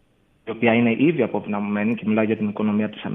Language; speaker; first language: Greek; native; Greek